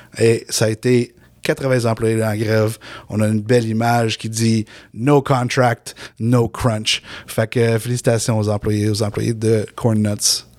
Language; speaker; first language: French; native; French